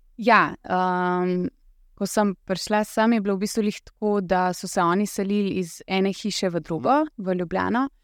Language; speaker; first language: Slovenian; early bilingual, other home language; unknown